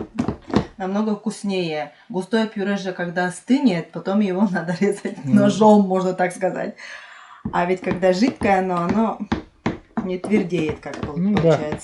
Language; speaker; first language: Russian; native; Russian